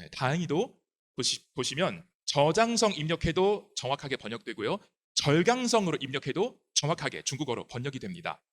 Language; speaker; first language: Korean; non-native, fluent; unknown